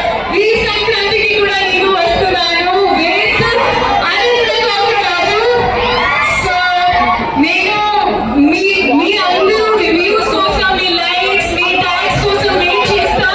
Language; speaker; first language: Telugu; non-native, learner; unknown